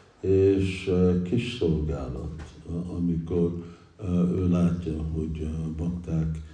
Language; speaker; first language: Hungarian; early bilingual, heritage; English